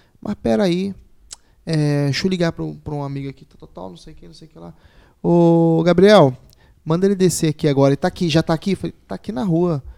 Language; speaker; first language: Portuguese; native; Portuguese